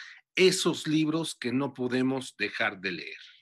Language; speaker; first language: Spanish; native; Spanish